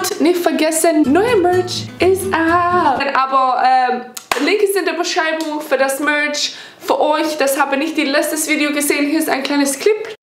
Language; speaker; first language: German; non-native, learner; English